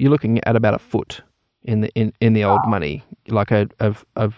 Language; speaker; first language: English; native; English